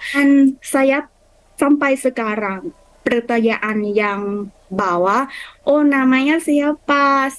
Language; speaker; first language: Indonesian; non-native, fluent; Thai